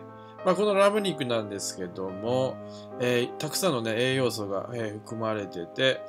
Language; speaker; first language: Japanese; native; Japanese